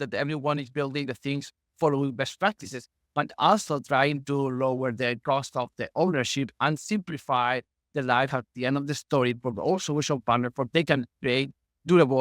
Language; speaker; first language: English; non-native, fluent; Spanish